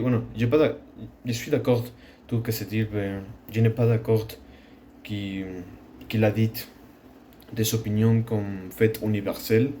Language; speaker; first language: French; non-native, learner; Spanish